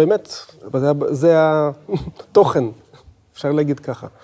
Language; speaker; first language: Hebrew; non-native, fluent; Russian